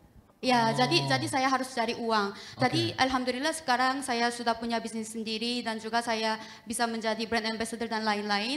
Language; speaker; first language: Indonesian; non-native, fluent; Korean